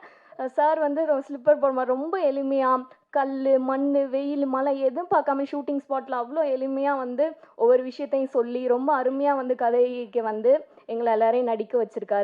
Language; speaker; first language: Tamil; native; Tamil